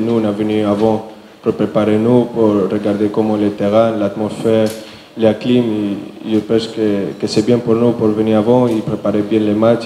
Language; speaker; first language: French; non-native, learner; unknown